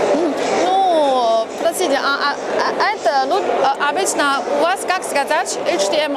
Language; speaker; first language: Russian; non-native, learner; Chinese